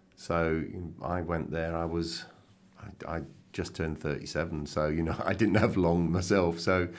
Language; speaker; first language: English; native; English